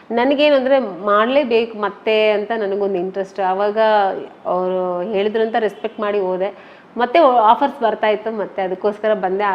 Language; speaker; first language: Kannada; native; Kannada